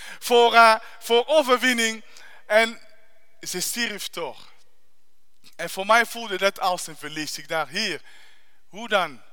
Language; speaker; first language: Dutch; non-native, fluent; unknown